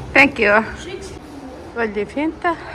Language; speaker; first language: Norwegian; non-native, learner; Mongolian